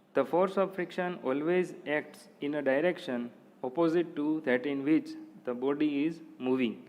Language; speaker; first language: English; non-native, local second language; Gujarati